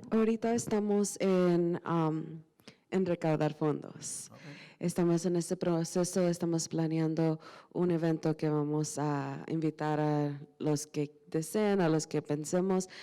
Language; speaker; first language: Spanish; early bilingual, heritage; Spanish